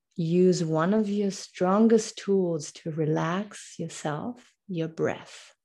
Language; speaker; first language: English; non-native, fluent; German